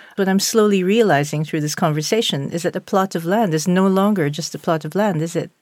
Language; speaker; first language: English; native; English